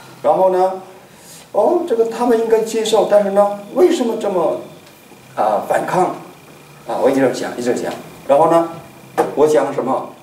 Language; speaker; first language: Chinese; non-native, fluent; Korean